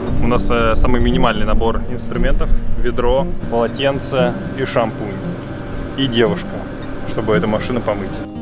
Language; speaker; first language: Russian; native; Russian